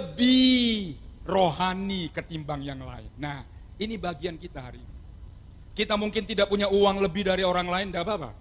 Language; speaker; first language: Indonesian; non-native, local second language; Javanese